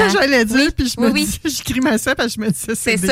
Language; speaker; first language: French; native; French